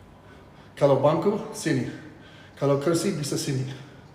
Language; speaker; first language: Indonesian; non-native, fluent; English